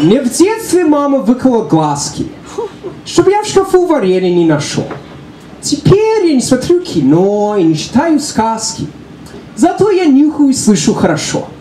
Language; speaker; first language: Russian; early bilingual, other home language; English